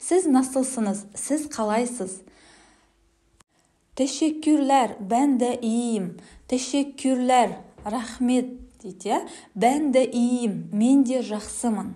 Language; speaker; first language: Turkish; non-native, fluent; Kazakh